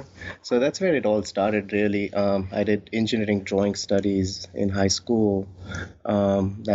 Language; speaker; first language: English; non-native, local second language; Hindi